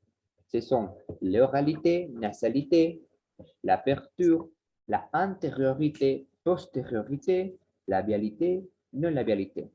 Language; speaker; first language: French; non-native, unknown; Spanish